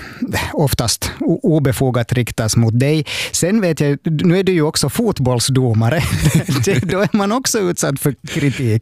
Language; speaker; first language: Swedish; native; Swedish